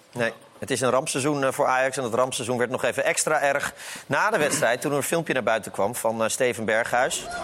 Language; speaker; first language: Dutch; native; Dutch